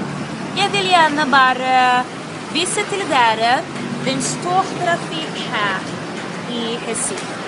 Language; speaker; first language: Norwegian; non-native, learner; Portuguese